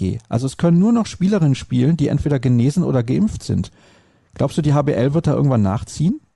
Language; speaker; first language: German; native; German